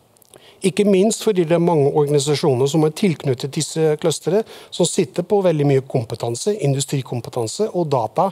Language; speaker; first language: Norwegian; non-native, fluent; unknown